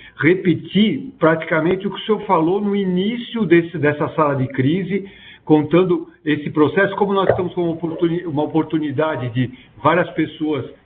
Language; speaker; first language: Portuguese; native; Portuguese